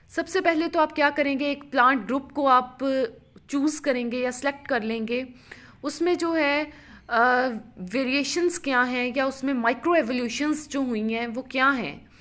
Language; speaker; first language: Urdu; non-native, local second language; Punjabi